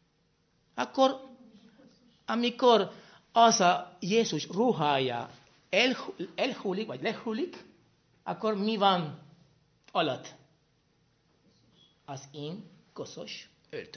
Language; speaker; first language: Hungarian; non-native, fluent; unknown